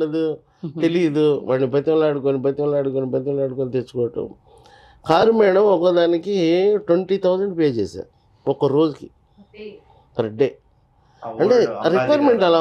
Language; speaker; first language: Telugu; native; Telugu